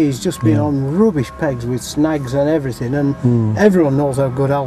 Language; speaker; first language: English; native; English